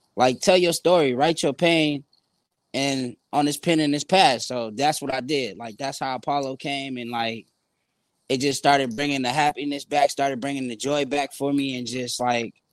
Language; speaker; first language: English; native; English